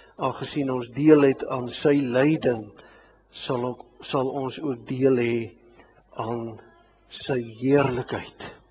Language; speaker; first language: Afrikaans; native; Afrikaans